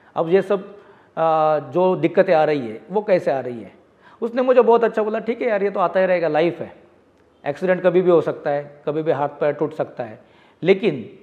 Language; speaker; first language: Hindi; non-native, local second language; Marathi